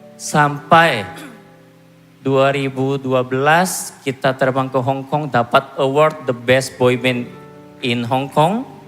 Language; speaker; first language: Indonesian; non-native, fluent; Korean